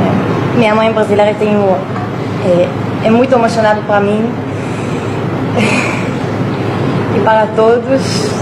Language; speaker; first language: Portuguese; early bilingual, heritage; Hebrew